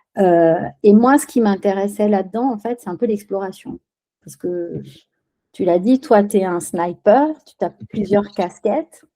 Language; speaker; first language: French; early bilingual, other home language; Spanish